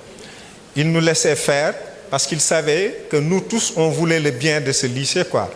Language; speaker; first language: French; non-native, local second language; Wolof